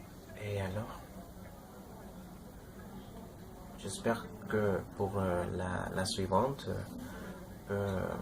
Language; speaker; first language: French; non-native, learner; Spanish